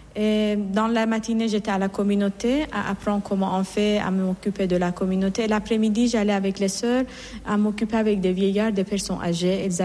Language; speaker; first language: French; non-native, fluent; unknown